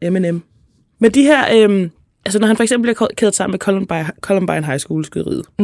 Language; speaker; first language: Danish; native; Danish